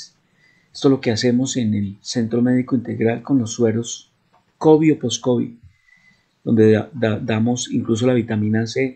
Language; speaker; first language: Spanish; native; Spanish